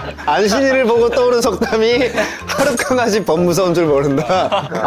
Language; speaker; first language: Korean; native; Korean